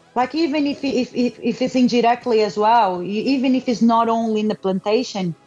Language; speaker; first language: English; non-native, learner; Portuguese